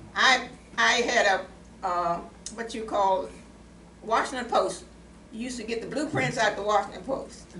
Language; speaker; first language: English; native; English